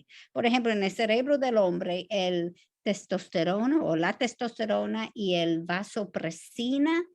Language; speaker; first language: Spanish; non-native, fluent; English